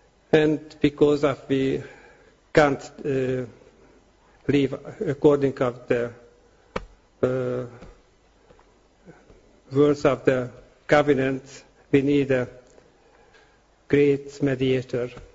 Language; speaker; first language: English; non-native, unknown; Hungarian